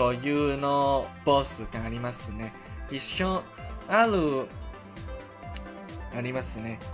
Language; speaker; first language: Japanese; non-native, learner; Cantonese